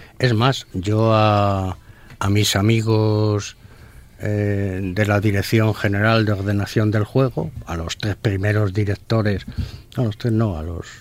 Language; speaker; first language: Spanish; native; Spanish